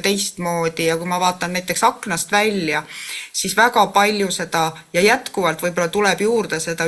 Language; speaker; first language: Estonian; native; Estonian